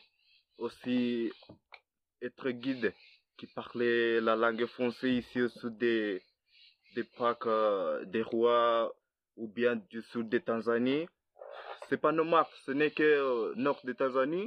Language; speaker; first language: French; non-native, learner; Swahili